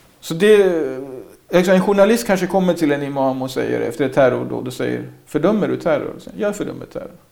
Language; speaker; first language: Swedish; native; Swedish